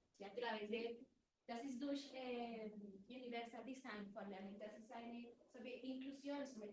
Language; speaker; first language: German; non-native, fluent; Spanish